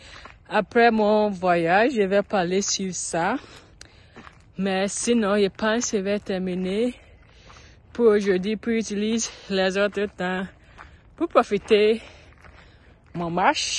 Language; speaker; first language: French; non-native, learner; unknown